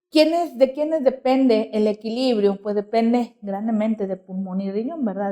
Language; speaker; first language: Spanish; native; Spanish